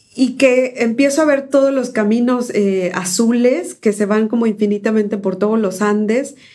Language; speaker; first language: Spanish; native; Spanish